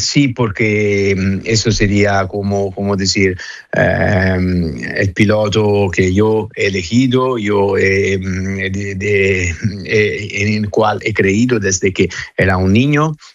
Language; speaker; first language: Spanish; non-native, fluent; Italian